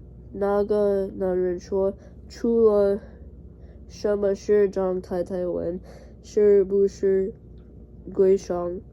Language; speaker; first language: Chinese; non-native, learner; English